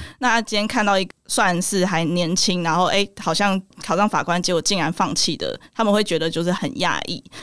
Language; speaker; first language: Chinese; native; Chinese